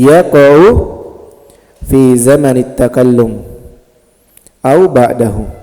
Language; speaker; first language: Arabic; non-native, fluent; Indonesian